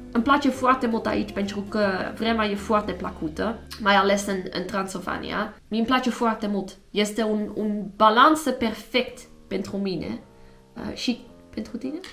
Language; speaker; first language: Romanian; non-native, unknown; Dutch